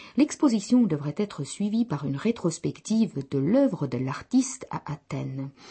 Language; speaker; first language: French; non-native, fluent; Czech